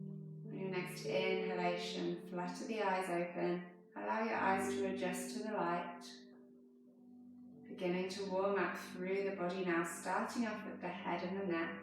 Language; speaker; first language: English; native; English